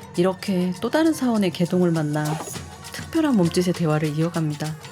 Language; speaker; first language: Korean; native; Korean